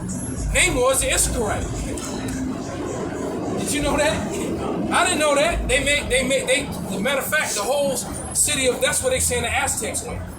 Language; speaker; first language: English; native; English